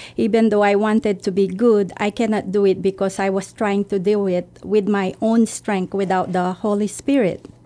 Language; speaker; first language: English; non-native, local second language; Filipino